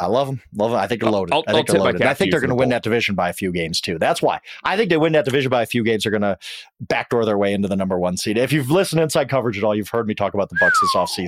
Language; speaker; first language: English; native; English